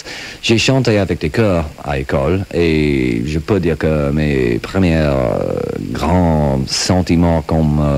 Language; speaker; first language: French; non-native, fluent; English